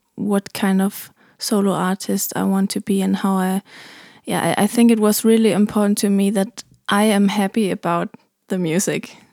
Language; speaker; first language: English; non-native, fluent; German